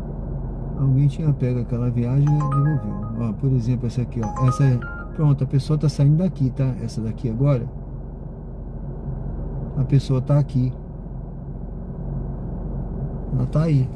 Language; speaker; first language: Portuguese; native; Portuguese